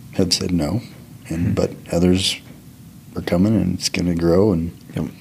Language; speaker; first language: English; native; English